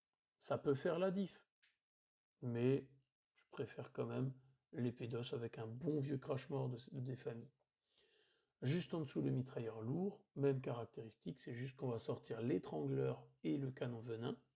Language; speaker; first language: French; native; French